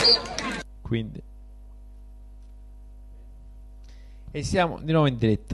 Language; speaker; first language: Italian; native; Italian